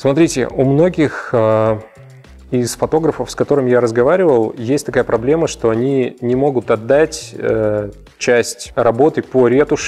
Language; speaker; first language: Russian; native; Russian